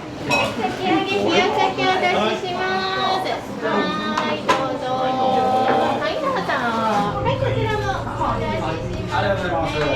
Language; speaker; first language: Japanese; native; Japanese